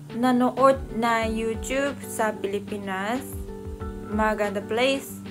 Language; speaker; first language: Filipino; non-native, learner; Japanese